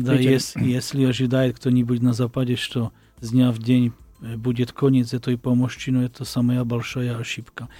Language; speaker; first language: Russian; non-native, learner; Slovak